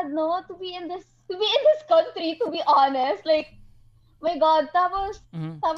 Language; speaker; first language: English; non-native, local second language; Hiligaynon